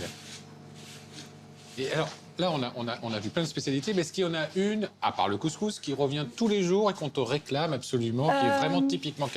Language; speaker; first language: French; native; French